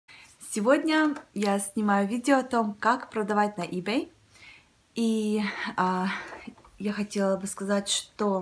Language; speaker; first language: Russian; early bilingual, heritage; Russian